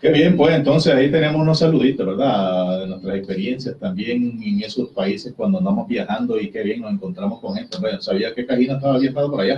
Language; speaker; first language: Spanish; native; Spanish